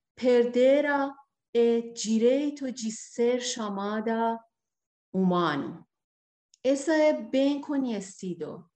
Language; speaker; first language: Portuguese; non-native, learner; Persian